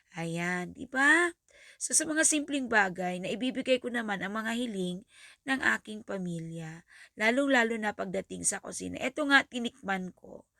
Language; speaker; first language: Filipino; non-native, local second language; Bikol